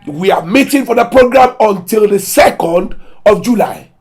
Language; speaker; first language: English; non-native, local second language; Yoruba